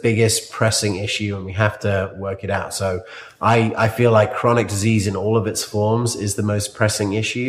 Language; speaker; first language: English; native; English